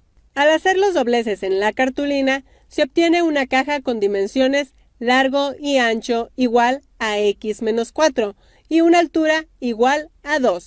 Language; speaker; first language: Spanish; native; Spanish